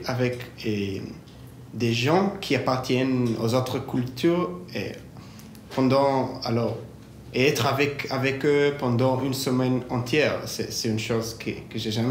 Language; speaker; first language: French; non-native, fluent; Hebrew